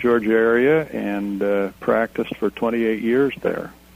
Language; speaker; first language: English; native; English